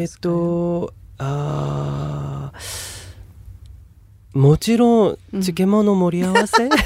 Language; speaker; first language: Japanese; non-native, learner; Korean